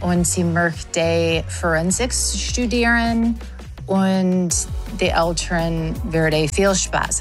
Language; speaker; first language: German; non-native, learner; English